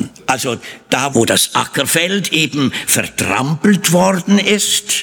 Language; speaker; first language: German; native; German